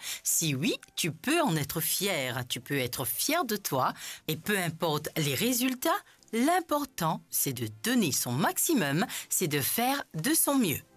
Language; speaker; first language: French; non-native, local second language; Morisyen